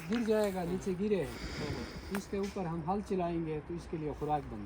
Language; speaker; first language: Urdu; non-native, local second language; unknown